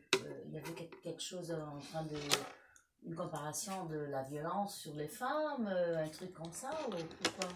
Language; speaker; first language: French; non-native, learner; Portuguese